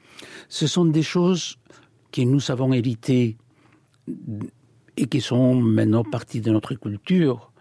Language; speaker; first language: French; non-native, fluent; Spanish